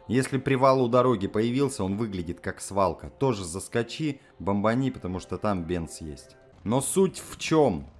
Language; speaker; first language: Russian; native; Russian